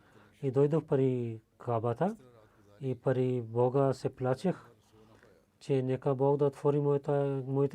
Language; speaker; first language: Bulgarian; non-native, learner; Urdu